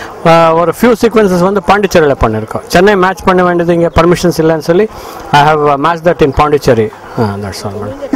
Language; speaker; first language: Tamil; non-native, local second language; Kannada